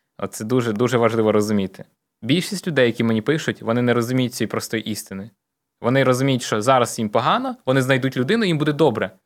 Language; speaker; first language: Ukrainian; non-native, local second language; Russian